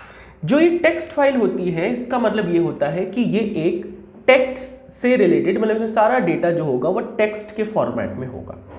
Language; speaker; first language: Hindi; native; Hindi